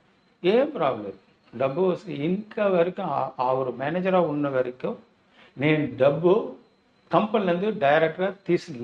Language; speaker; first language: Telugu; non-native, learner; Tamil